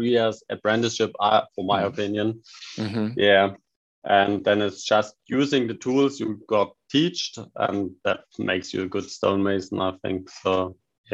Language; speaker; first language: English; non-native, fluent; German